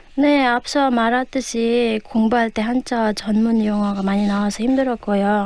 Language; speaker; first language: Korean; non-native, fluent; Nepali